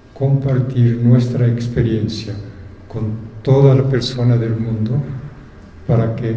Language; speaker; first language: Spanish; non-native, fluent; Japanese